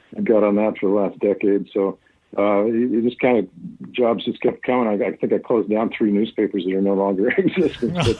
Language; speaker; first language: English; native; English